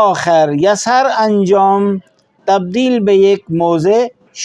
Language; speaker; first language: Persian; non-native, fluent; Urdu